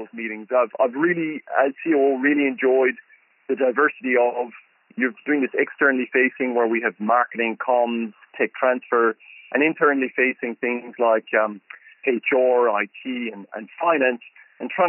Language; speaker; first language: English; native; English